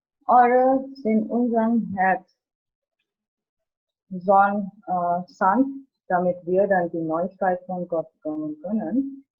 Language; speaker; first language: German; non-native, learner; Indonesian